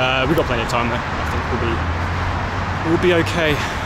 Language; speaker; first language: English; native; English